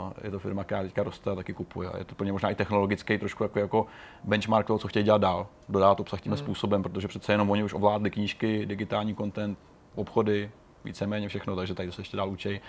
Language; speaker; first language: Czech; native; Czech